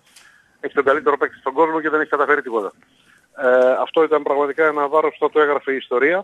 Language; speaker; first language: Greek; native; Greek